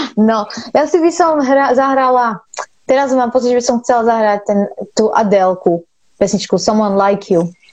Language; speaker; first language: Slovak; non-native, fluent; Arabic